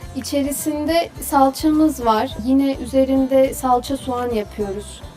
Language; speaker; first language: Turkish; native; Turkish